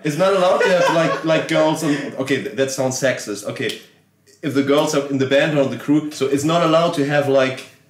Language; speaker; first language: English; non-native, fluent; German